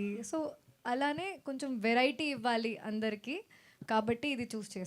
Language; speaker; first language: Telugu; non-native, fluent; Hindi